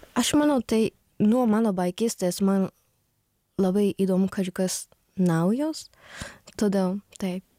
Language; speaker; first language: Lithuanian; non-native, learner; Japanese